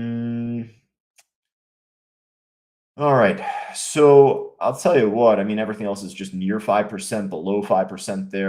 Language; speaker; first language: English; native; English